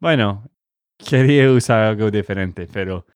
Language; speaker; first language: Spanish; non-native, learner; English